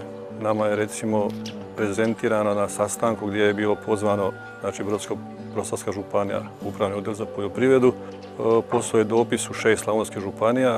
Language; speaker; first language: Croatian; native; Croatian